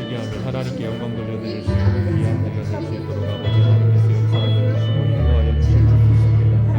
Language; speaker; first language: Korean; native; Korean